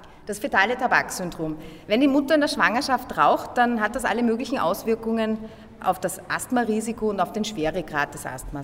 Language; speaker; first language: German; native; German